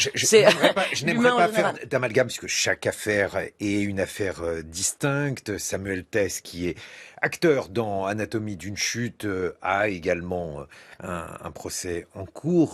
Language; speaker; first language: French; native; French